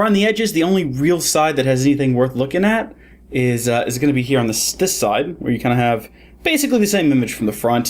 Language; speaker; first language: English; native; English